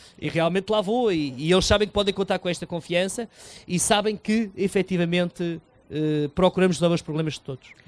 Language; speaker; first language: Portuguese; native; Portuguese